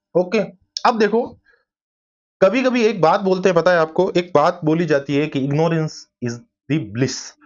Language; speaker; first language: Hindi; native; Hindi